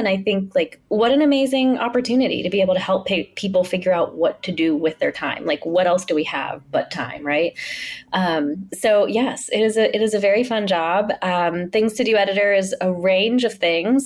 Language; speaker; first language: English; native; English